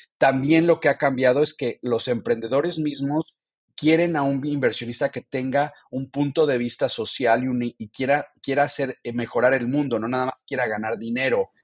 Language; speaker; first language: Spanish; native; Spanish